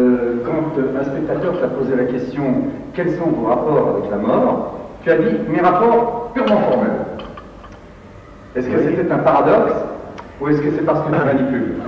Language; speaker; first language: French; native; French